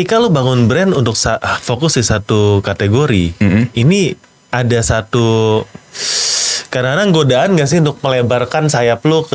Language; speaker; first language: Indonesian; native; Indonesian